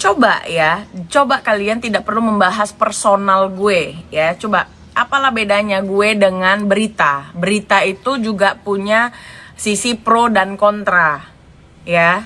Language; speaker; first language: Indonesian; native; Indonesian